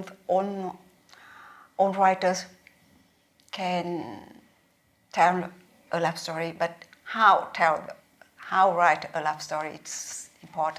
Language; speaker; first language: English; non-native, learner; Vietnamese